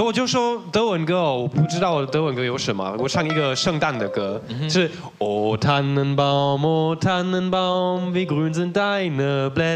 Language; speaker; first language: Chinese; non-native, fluent; German